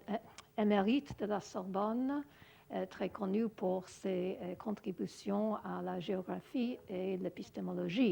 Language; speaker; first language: French; non-native, learner; English